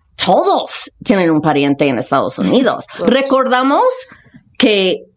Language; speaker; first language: Spanish; non-native, fluent; English